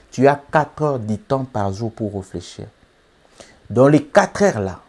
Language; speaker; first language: French; non-native, local second language; Lingala